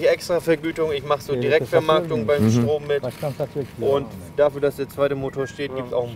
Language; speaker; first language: German; native; German